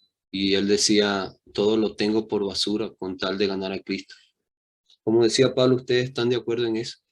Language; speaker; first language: Spanish; native; Spanish